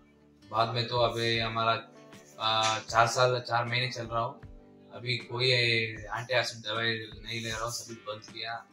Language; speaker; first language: Hindi; non-native, local second language; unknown